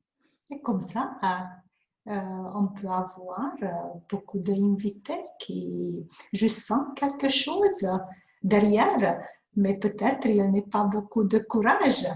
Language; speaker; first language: French; non-native, learner; Hungarian